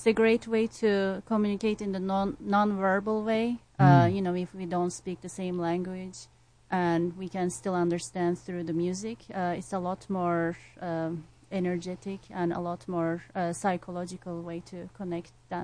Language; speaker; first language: English; non-native, fluent; Turkish